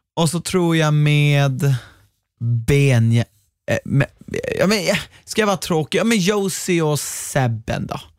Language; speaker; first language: Swedish; native; Swedish